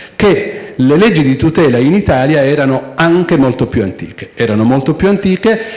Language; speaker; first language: Italian; native; Italian